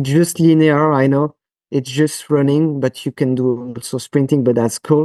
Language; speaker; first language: English; non-native, fluent; French